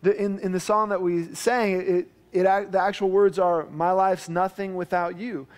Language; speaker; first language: English; native; English